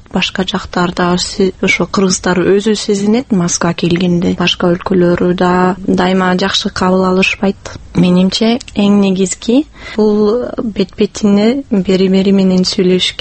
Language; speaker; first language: Kyrgyz; non-native, fluent; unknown